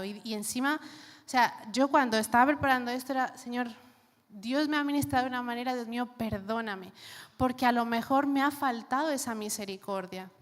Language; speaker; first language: Spanish; native; Spanish